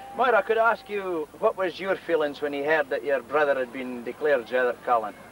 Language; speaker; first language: English; native; English